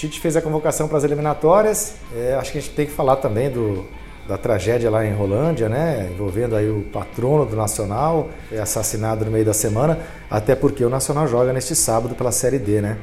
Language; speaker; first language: Portuguese; native; Portuguese